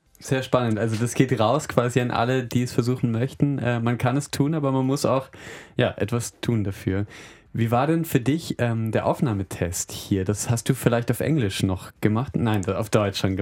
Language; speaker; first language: German; native; German